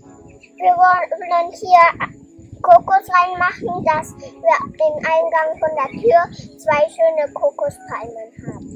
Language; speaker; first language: German; early bilingual, heritage; German